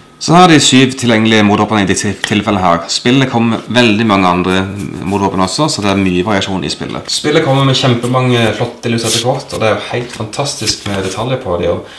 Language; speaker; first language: Norwegian; native; Norwegian